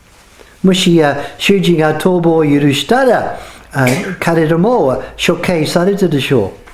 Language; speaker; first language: Japanese; non-native, fluent; English